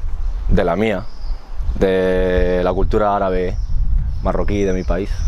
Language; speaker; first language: Spanish; early bilingual, other home language; Arabic